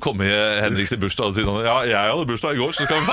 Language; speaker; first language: Norwegian; native; Norwegian